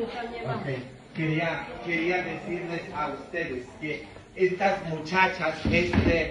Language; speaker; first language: Spanish; non-native, fluent; Polish